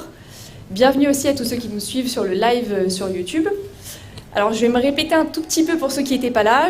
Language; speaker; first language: French; native; French